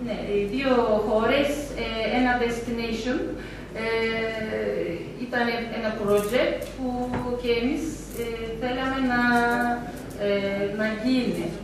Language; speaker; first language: Greek; non-native, learner; Turkish